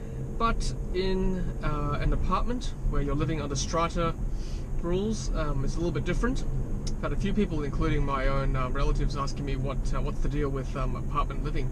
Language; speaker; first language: English; native; English